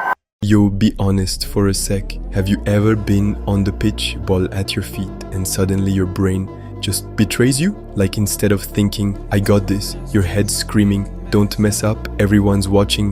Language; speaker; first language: English; native; English